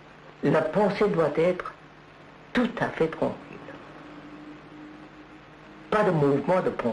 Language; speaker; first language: French; non-native, learner; Telugu